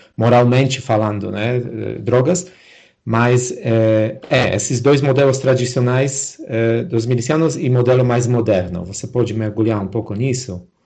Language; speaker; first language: Portuguese; non-native, fluent; Polish